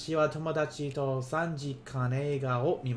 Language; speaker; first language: Japanese; non-native, learner; English